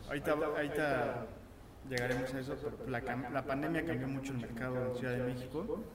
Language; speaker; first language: Spanish; native; Spanish